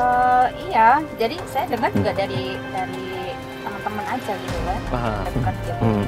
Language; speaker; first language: Indonesian; native; Indonesian